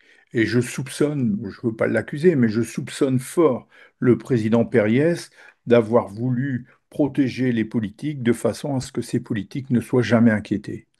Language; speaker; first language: French; native; French